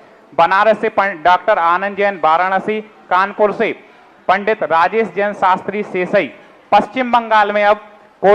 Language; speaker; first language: Hindi; native; Hindi